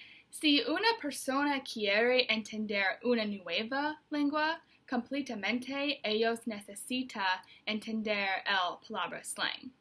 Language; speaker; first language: Spanish; non-native, learner; English